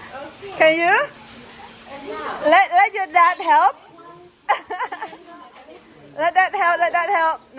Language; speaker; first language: English; non-native, learner; Thai